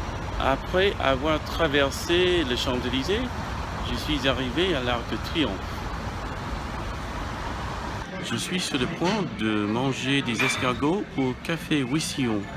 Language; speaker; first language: French; non-native, learner; English